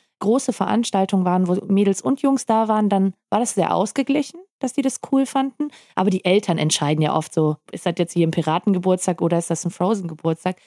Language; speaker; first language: German; native; German